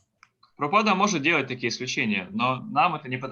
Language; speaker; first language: Russian; native; Russian